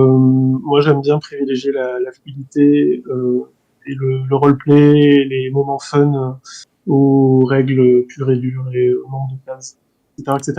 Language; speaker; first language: French; native; French